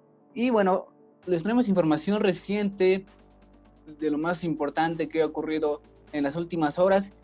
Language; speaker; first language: Spanish; native; Spanish